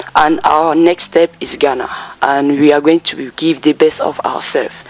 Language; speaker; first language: English; non-native, local second language; French